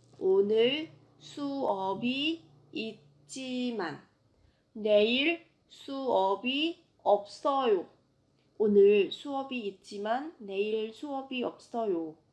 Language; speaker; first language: Korean; non-native, fluent; Vietnamese